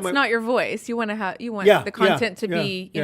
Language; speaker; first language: English; native; English